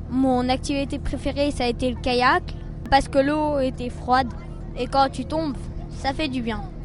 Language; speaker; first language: French; non-native, learner; Spanish